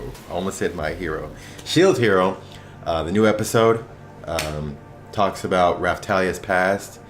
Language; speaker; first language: English; native; English